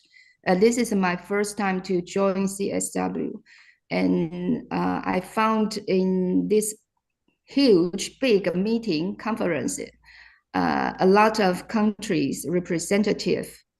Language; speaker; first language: English; non-native, fluent; Chinese